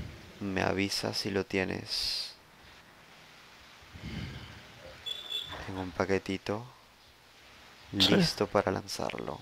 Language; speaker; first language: Spanish; native; Spanish